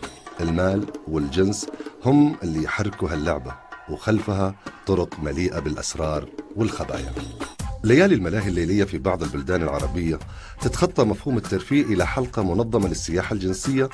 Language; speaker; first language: Arabic; native; Arabic